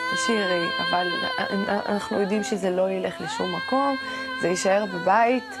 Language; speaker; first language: Hebrew; non-native, local second language; Arabic